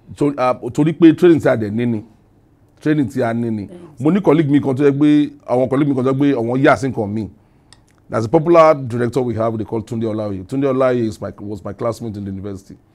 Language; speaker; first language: Yoruba; non-native, local second language; Hausa